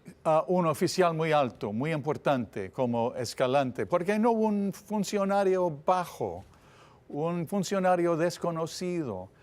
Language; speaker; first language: Spanish; non-native, fluent; English